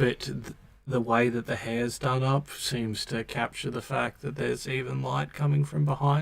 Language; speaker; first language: English; native; English